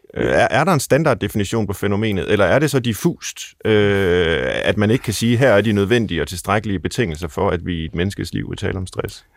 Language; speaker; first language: Danish; native; Danish